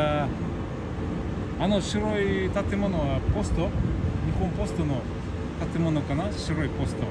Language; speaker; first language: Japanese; non-native, learner; Kyrgyz